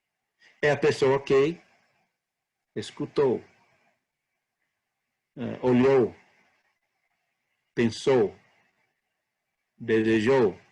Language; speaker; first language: Portuguese; non-native, fluent; English